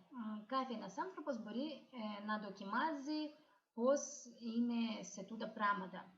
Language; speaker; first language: Greek; non-native, fluent; Ukrainian